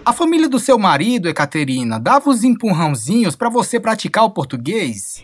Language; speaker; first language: Portuguese; native; Portuguese